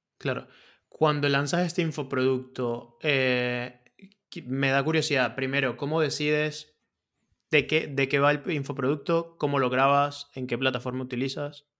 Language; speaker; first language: Spanish; native; Spanish